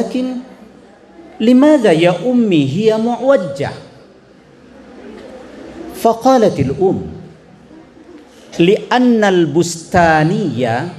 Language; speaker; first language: Arabic; non-native, fluent; Indonesian